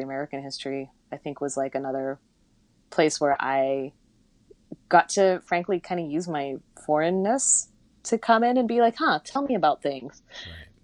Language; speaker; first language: English; native; English